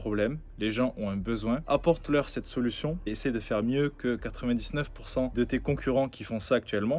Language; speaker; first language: French; native; French